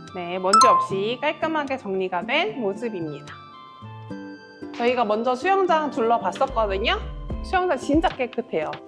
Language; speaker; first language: Korean; native; Korean